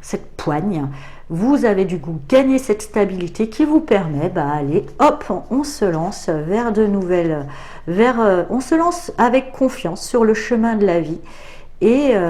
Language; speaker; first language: French; native; French